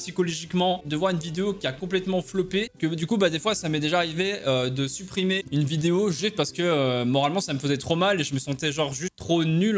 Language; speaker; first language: French; native; French